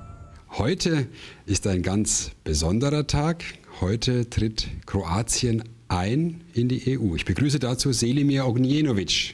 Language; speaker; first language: German; native; German